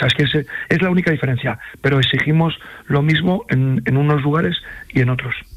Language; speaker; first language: Spanish; native; Spanish